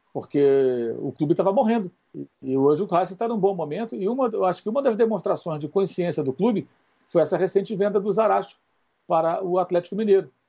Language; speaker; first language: Portuguese; native; Portuguese